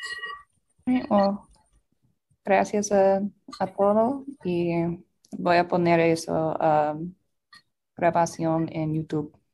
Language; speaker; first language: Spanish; non-native, learner; English